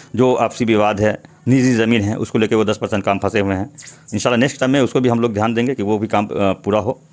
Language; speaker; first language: Hindi; native; Hindi